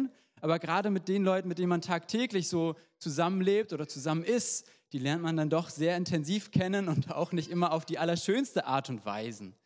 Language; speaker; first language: German; native; German